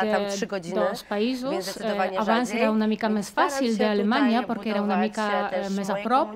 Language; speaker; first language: Catalan; non-native, learner; Polish